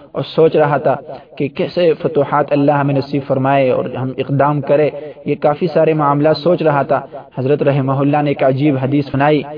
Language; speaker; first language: Urdu; non-native, local second language; Pashto